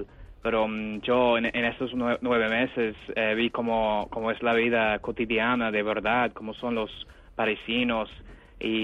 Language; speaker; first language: Spanish; non-native, fluent; English